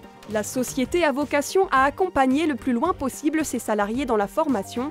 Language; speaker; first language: French; native; French